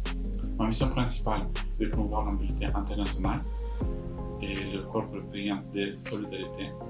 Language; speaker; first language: French; non-native, fluent; Portuguese